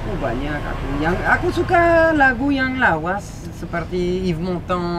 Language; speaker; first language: Indonesian; non-native, fluent; French